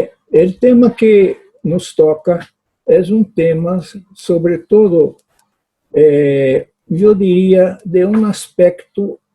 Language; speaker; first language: Spanish; non-native, fluent; Portuguese